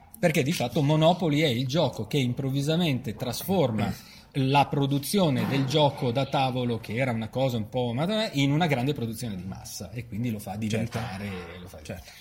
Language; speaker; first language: Italian; native; Italian